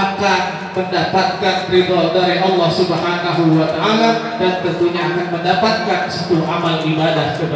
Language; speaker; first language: Indonesian; native; Indonesian